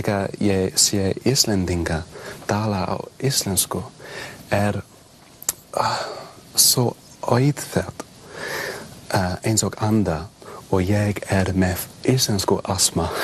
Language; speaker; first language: Icelandic; non-native, learner; English